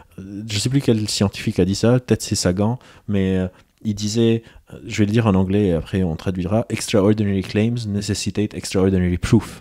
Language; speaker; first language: French; non-native, local second language; Arabic